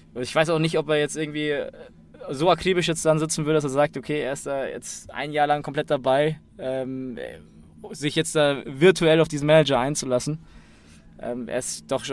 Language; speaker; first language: German; native; German